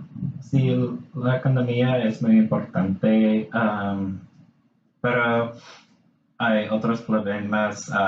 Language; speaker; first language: Spanish; non-native, learner; English